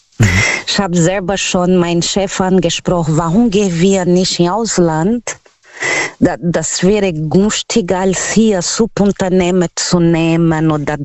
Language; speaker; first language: German; non-native, learner; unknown